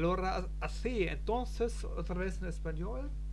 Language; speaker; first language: Spanish; non-native, learner; German